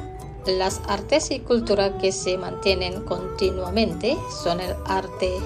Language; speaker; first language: Spanish; non-native, fluent; Indonesian